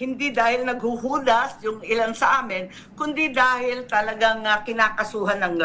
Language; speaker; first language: Filipino; native; Filipino